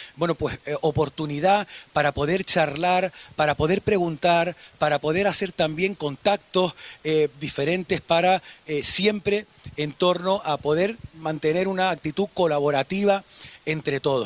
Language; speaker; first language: Spanish; native; Spanish